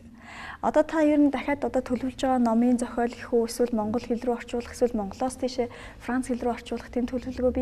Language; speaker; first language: Mongolian; native; Mongolian